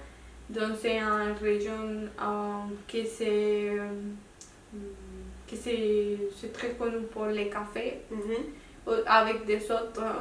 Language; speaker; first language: French; non-native, local second language; Spanish